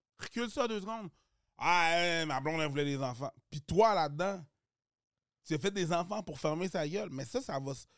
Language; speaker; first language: French; early bilingual, other home language; Haitian Creole